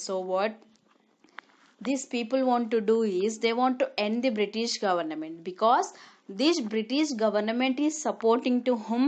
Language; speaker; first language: English; non-native, local second language; Telugu